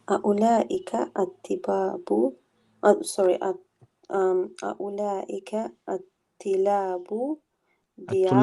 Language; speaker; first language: Arabic; non-native, learner; English